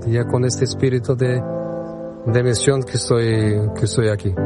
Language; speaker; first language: Spanish; non-native, fluent; Portuguese